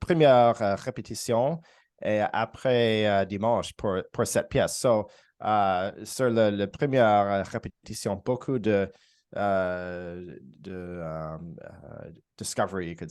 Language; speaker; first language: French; non-native, learner; English